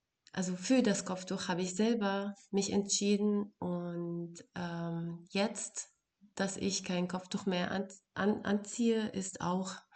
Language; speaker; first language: German; non-native, fluent; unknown